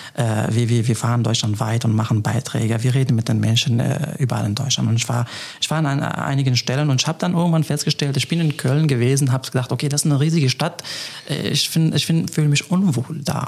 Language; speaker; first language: German; non-native, fluent; Arabic